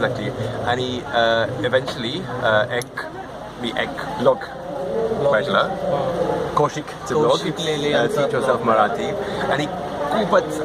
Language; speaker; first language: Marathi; non-native, learner; English